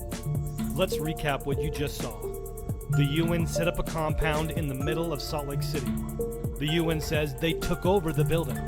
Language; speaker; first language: English; native; English